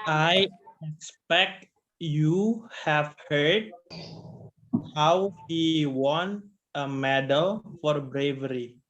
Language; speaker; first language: English; non-native, learner; Indonesian